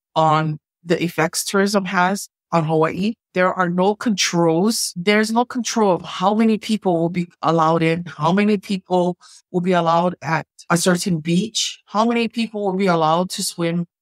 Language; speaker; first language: English; native; English